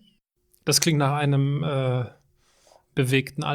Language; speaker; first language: German; native; German